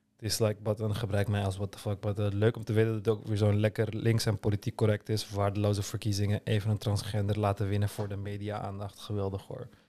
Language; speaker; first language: Dutch; early bilingual, other home language; Turkish